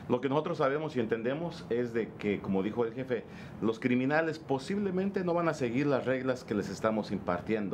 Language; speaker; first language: Spanish; native; Spanish